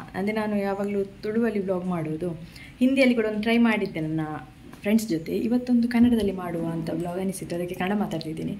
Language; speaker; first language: Kannada; non-native, local second language; Tulu